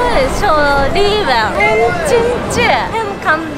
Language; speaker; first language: Chinese; non-native, learner; Japanese